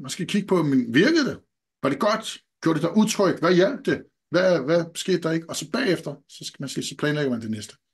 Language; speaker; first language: Danish; native; Danish